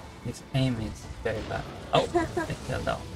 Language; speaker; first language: English; non-native, learner; Japanese